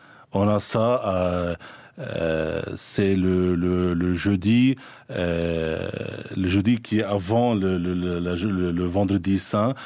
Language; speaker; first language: French; non-native, fluent; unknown